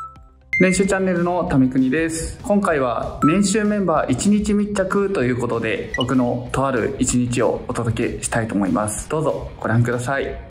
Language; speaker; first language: Japanese; native; Japanese